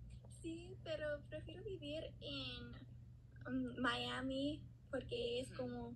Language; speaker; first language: Spanish; non-native, learner; English